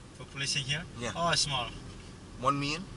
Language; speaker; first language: English; non-native, learner; Vietnamese